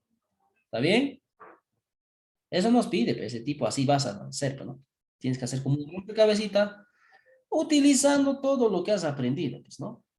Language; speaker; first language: Spanish; native; Spanish